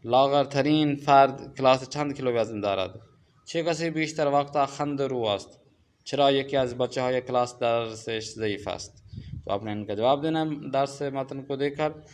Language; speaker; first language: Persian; non-native, fluent; Urdu